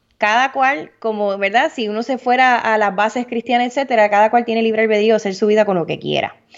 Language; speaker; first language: Spanish; early bilingual, heritage; Spanish